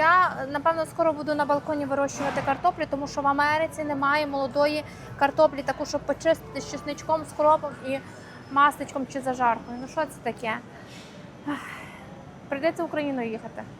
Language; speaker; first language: Ukrainian; native; Ukrainian